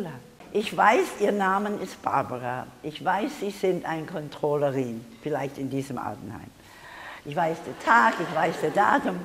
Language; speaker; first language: German; non-native, learner; English